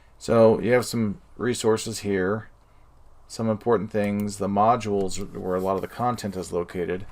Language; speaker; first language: English; native; English